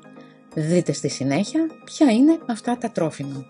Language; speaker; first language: Greek; native; Greek